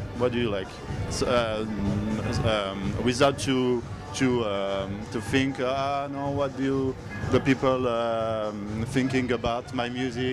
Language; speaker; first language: English; non-native, learner; French